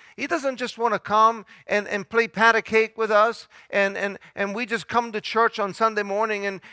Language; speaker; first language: English; early bilingual, other home language; Italian